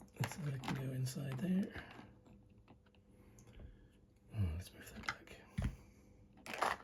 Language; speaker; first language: English; native; English